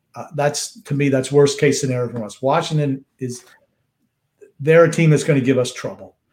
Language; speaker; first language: English; native; English